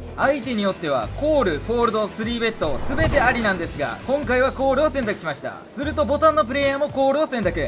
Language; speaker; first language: Japanese; native; Japanese